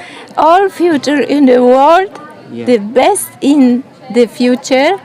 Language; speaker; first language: English; non-native, learner; Polish